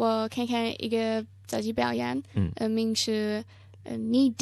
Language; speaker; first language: Chinese; non-native, learner; English